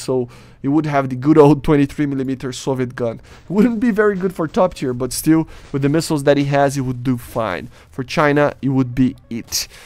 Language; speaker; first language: English; non-native, fluent; Portuguese